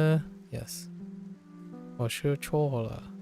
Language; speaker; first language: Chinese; non-native, learner; English